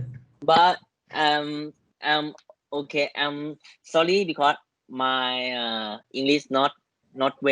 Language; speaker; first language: English; non-native, learner; Thai